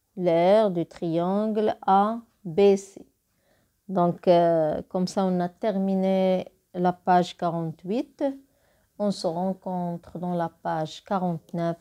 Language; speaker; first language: French; non-native, local second language; Arabic